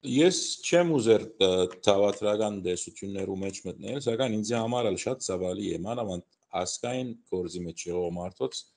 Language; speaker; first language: Armenian; early bilingual, heritage; Armenian